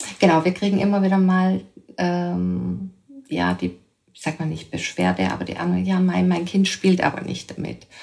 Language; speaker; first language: German; native; German